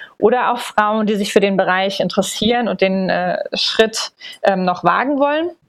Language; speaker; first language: German; native; German